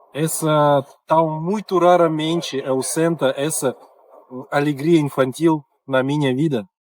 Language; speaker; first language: Portuguese; non-native, learner; Russian